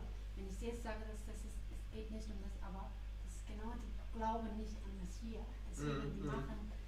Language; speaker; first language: German; non-native, fluent; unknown